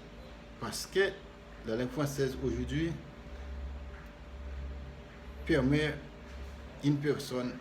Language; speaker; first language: French; non-native, fluent; Spanish